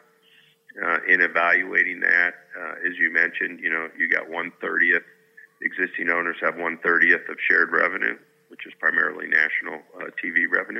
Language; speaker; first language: English; native; English